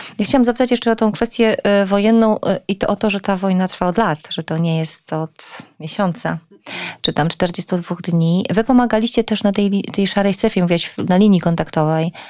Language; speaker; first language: Polish; native; Polish